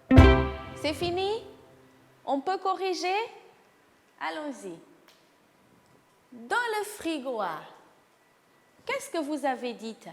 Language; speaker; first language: French; non-native, fluent; Portuguese